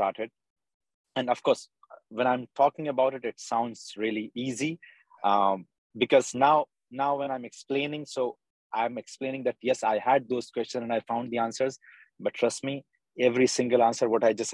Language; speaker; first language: English; non-native, local second language; Urdu